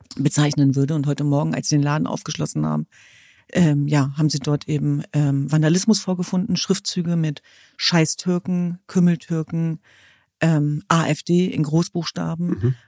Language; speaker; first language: German; early bilingual, other home language; Kurdish